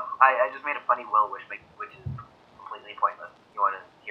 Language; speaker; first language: English; native; English